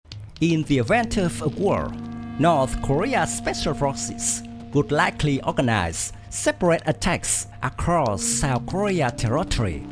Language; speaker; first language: English; non-native, fluent; Vietnamese